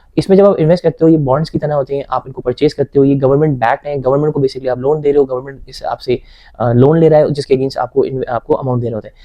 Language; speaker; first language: Urdu; native; Urdu